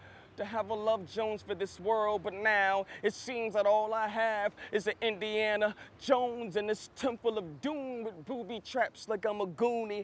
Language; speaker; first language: English; native; English